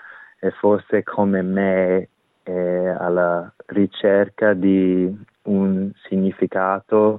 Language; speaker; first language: Italian; non-native, fluent; English